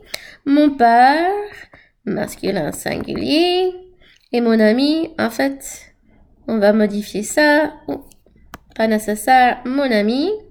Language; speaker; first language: French; non-native, fluent; English